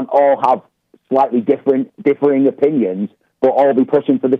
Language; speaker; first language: English; native; English